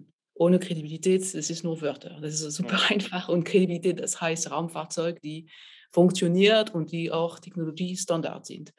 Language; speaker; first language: German; non-native, fluent; French